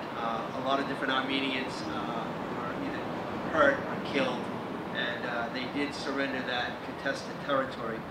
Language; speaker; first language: English; native; English